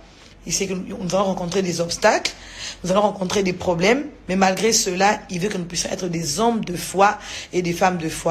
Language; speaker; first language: French; non-native, local second language; Lingala